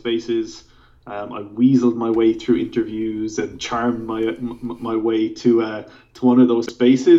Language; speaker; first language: English; native; English